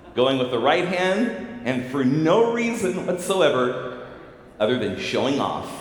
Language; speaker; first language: English; native; English